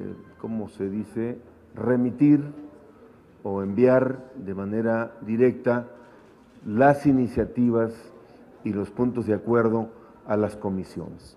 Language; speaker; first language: Spanish; native; Spanish